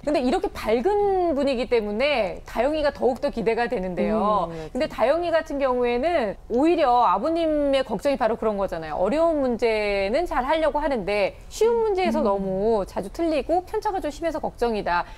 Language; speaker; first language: Korean; native; Korean